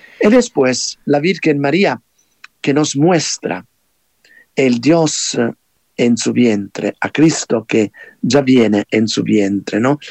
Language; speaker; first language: Spanish; non-native, fluent; Italian